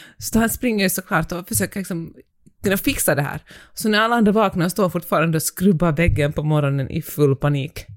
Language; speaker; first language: Swedish; native; Swedish